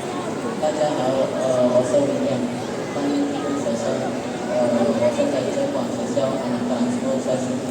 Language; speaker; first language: Chinese; non-native, learner; Indonesian